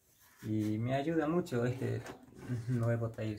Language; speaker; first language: Spanish; non-native, local second language; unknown